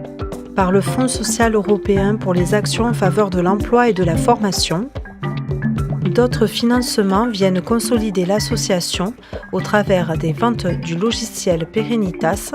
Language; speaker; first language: French; native; French